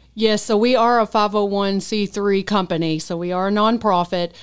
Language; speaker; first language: English; native; English